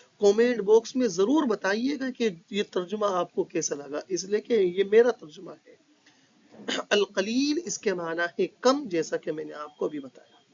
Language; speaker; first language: Urdu; native; Urdu